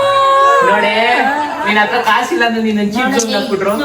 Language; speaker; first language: Kannada; native; Kannada